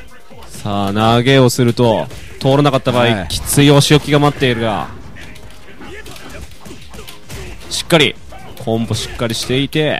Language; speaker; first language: Japanese; native; Japanese